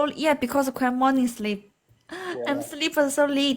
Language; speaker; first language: English; non-native, learner; Chinese